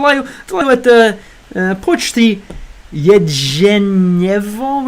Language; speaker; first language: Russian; non-native, learner; English